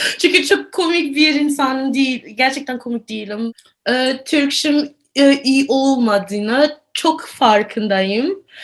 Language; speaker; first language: Turkish; non-native, learner; German